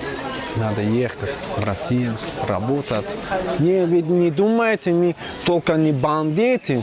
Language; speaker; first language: Russian; non-native, learner; Tajik